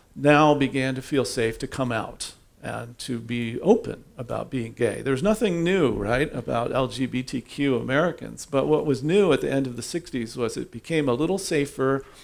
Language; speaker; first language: English; native; English